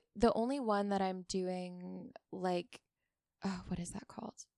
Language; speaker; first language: English; native; English